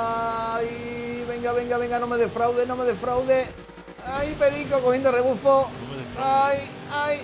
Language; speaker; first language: Spanish; native; Spanish